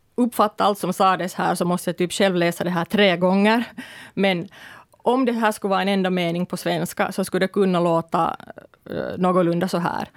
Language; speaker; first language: Swedish; early bilingual, other home language; Russian